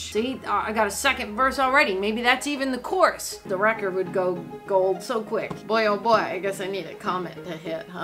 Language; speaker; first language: English; native; English